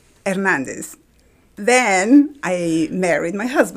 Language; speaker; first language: English; non-native, fluent; Spanish